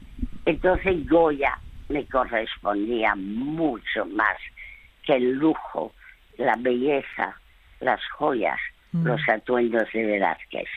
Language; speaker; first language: Spanish; early bilingual, other home language; French